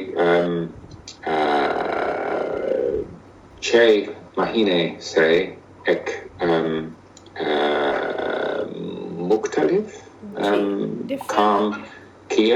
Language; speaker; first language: Hindi; non-native, learner; English